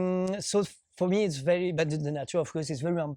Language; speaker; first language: English; non-native, learner; French